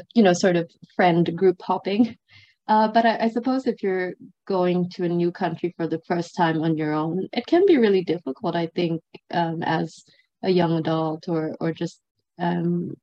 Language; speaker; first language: English; non-native, fluent; Sinhala